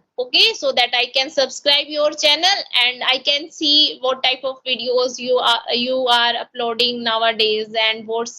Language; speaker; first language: English; non-native, local second language; Hindi